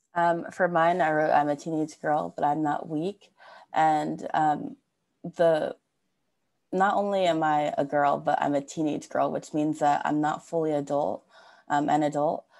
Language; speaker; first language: English; native; English